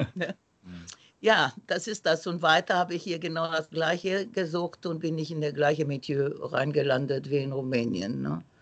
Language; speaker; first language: German; non-native, fluent; Romanian